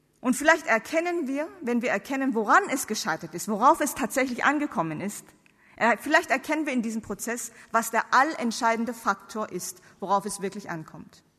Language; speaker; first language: German; non-native, fluent; Korean